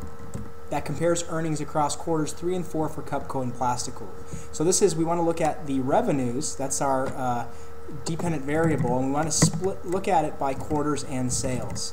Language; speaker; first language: English; native; English